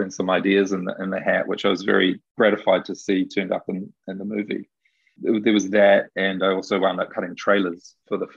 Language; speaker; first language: English; native; English